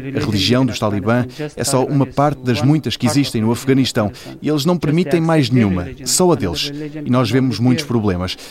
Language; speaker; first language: Portuguese; non-native, fluent; Persian